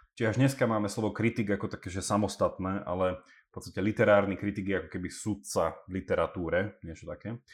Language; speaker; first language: Slovak; early bilingual, heritage; English